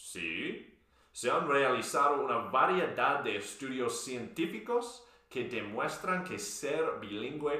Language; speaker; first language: Spanish; non-native, fluent; English